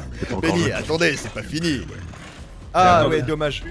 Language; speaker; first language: French; native; French